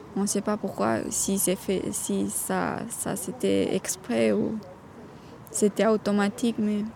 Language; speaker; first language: French; non-native, learner; Romanian